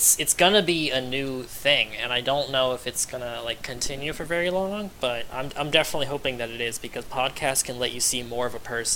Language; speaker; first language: English; native; English